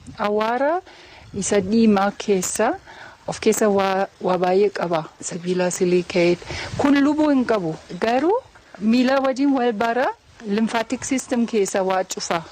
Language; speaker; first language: Oromo; non-native, fluent; German